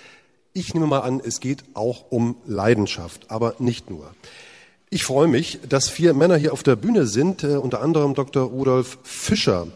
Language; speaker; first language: German; native; German